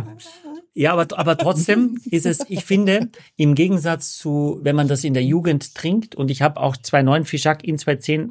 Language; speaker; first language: German; native; German